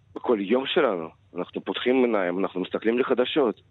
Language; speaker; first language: Hebrew; non-native, fluent; Russian